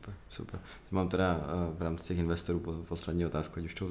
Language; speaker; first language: Czech; native; Czech